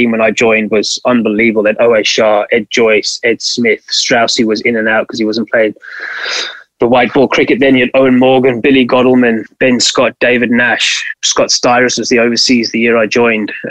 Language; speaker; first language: English; native; English